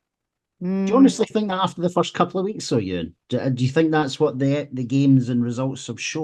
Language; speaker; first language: English; native; English